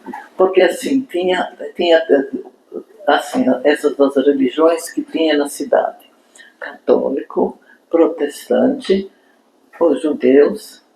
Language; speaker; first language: Portuguese; non-native, fluent; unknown